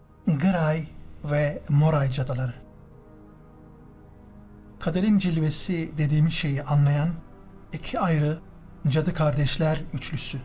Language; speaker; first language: Turkish; native; Turkish